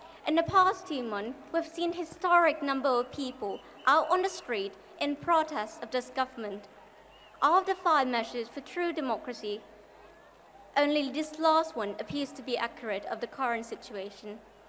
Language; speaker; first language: English; non-native, fluent; Thai